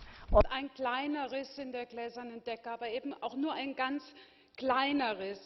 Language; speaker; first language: German; native; German